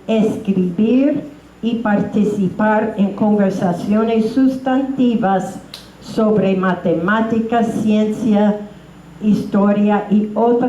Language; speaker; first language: Spanish; non-native, fluent; English